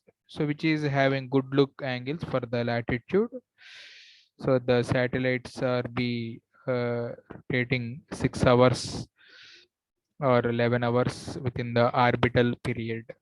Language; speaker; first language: English; non-native, local second language; Telugu